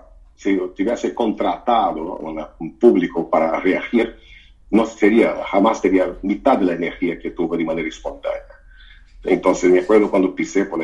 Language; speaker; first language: Spanish; non-native, fluent; Portuguese